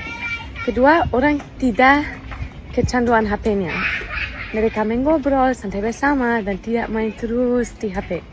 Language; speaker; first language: Indonesian; non-native, fluent; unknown